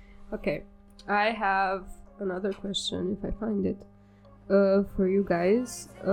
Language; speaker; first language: English; non-native, fluent; Romanian